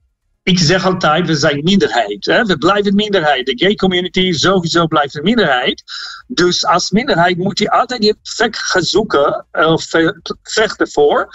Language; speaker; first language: Dutch; non-native, fluent; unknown